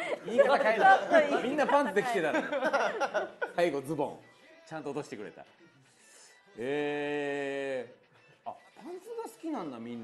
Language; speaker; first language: Japanese; native; Japanese